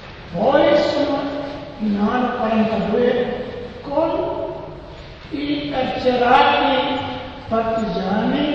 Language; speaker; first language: Italian; non-native, learner; Serbian